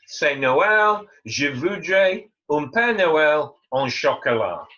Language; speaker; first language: French; non-native, fluent; English